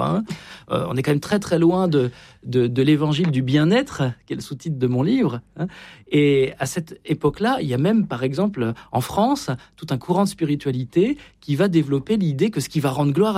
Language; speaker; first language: French; native; French